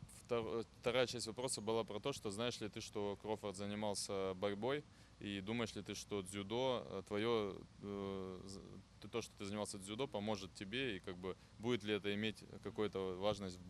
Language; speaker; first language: Russian; non-native, fluent; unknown